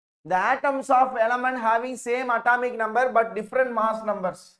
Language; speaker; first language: English; non-native, local second language; Tamil